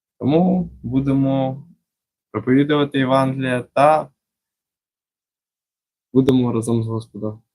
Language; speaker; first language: Ukrainian; non-native, local second language; Russian